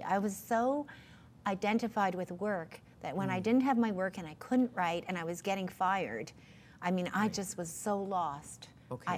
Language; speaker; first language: English; native; English